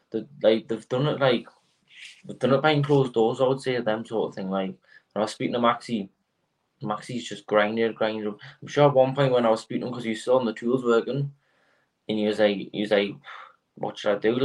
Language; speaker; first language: English; native; English